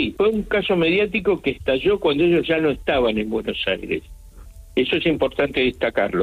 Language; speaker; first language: Spanish; native; Spanish